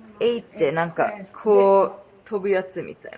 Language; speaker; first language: Japanese; non-native, fluent; English